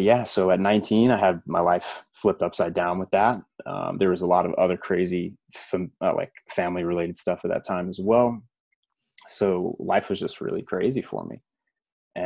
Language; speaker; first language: English; native; English